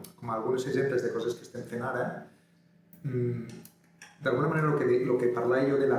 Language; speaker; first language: Catalan; native; Catalan